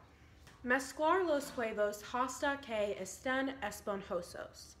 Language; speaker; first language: Spanish; non-native, learner; English